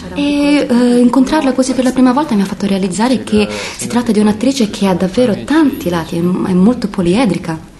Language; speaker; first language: Italian; native; Italian